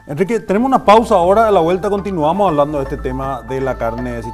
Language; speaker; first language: Spanish; native; Spanish